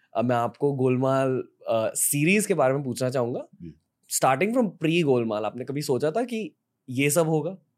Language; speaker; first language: Hindi; native; Hindi